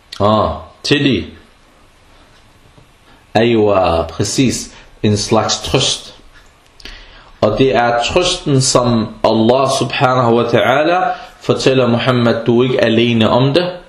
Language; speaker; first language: Danish; early bilingual, other home language; Arabic